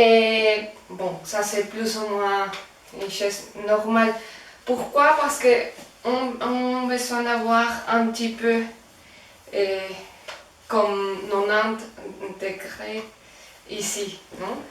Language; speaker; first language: French; non-native, fluent; Spanish